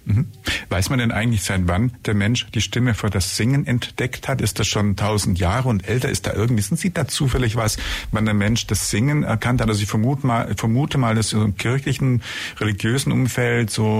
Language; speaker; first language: German; native; German